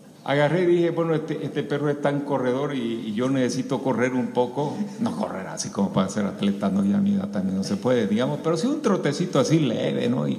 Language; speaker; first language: Spanish; native; Spanish